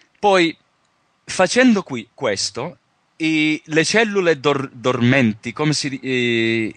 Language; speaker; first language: Italian; early bilingual, heritage; Italian